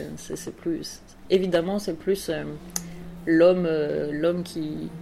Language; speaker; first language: French; native; French